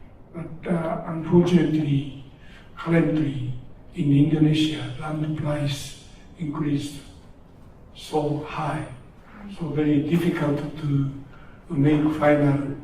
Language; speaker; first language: English; non-native, learner; Japanese